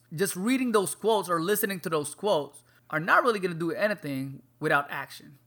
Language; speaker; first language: English; non-native, local second language; Filipino